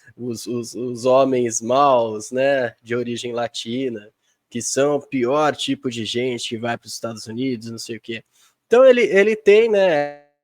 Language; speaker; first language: Portuguese; native; Portuguese